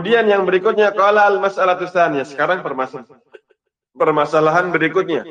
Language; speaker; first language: Indonesian; native; Indonesian